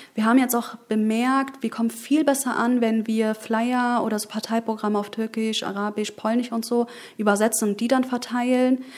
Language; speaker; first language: German; early bilingual, other home language; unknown